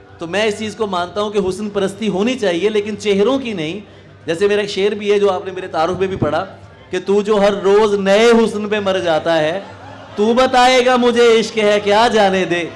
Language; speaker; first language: Urdu; non-native, local second language; Punjabi